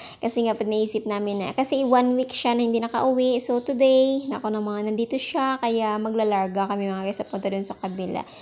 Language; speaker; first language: Filipino; non-native, local second language; Hiligaynon